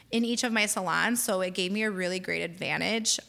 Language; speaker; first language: English; native; English